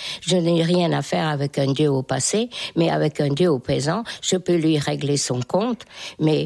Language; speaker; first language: French; non-native, fluent; Hungarian